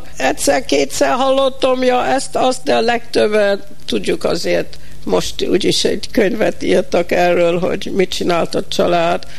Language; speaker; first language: Hungarian; early bilingual, heritage; Hungarian